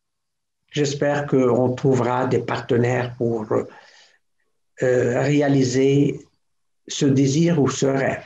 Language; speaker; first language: French; non-native, local second language; Arabic